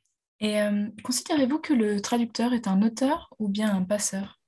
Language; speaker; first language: French; native; French